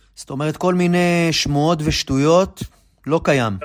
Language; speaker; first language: Hebrew; native; Hebrew